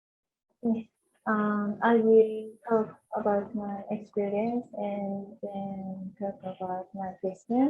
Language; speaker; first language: English; non-native, learner; Japanese